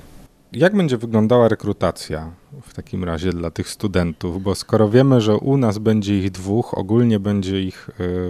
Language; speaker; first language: Polish; native; Polish